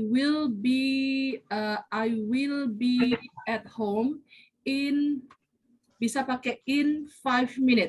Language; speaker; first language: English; non-native, fluent; Indonesian